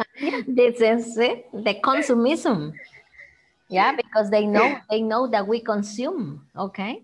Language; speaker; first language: English; non-native, fluent; Spanish